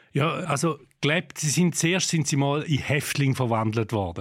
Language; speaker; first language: German; native; German